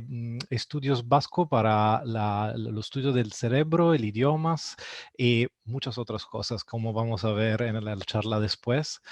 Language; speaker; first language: Spanish; non-native, fluent; Italian